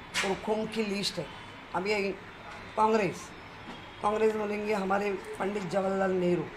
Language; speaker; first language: Hindi; non-native, local second language; Marathi